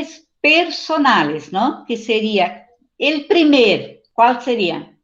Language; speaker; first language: Spanish; non-native, fluent; Portuguese